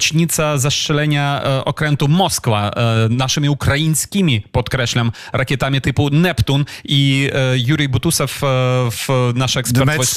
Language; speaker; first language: Polish; non-native, fluent; Ukrainian